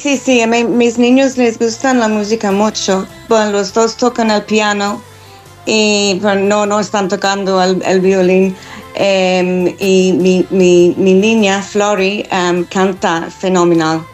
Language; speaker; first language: Spanish; non-native, fluent; English